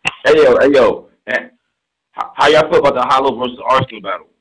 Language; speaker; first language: English; native; English